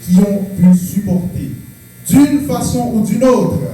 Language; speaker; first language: French; non-native, local second language; Haitian Creole